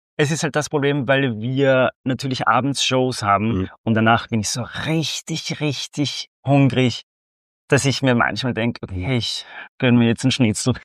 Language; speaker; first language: German; non-native, fluent; Spanish